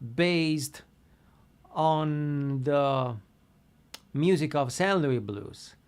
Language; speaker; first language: English; non-native, fluent; Italian